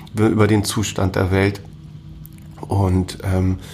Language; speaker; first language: German; native; German